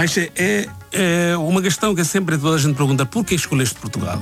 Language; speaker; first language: Portuguese; non-native, learner; Bangla